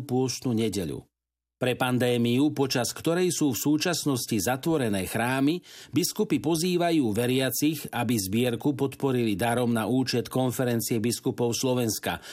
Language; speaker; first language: Slovak; native; Slovak